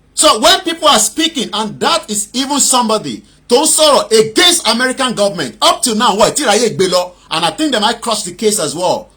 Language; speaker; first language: English; non-native, local second language; Yoruba